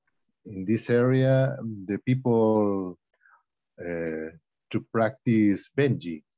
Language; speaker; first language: English; non-native, learner; Spanish